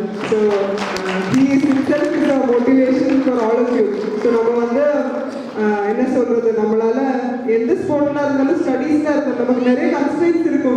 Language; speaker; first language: Tamil; non-native, local second language; Malayalam